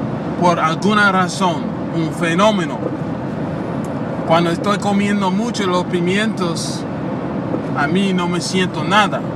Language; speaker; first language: Spanish; non-native, learner; English